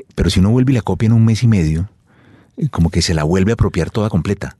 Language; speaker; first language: Spanish; native; Spanish